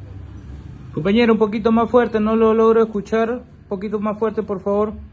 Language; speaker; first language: Spanish; native; Spanish